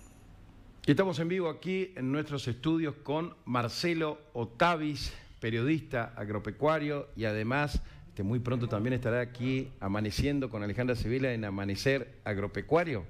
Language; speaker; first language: Spanish; native; Spanish